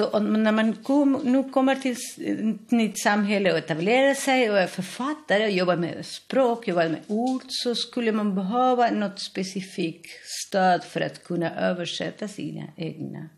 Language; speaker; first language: Swedish; non-native, fluent; Spanish